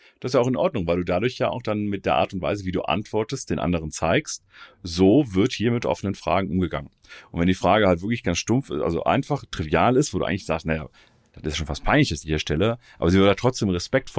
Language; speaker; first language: German; native; German